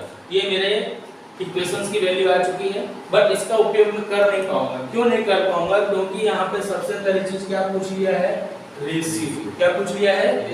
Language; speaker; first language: Hindi; native; Hindi